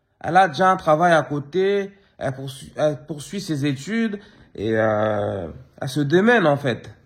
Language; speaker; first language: French; early bilingual, other home language; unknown